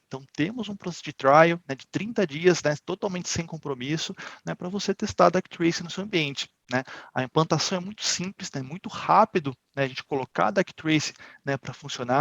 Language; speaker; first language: Portuguese; native; Portuguese